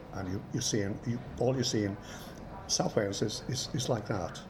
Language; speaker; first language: English; native; English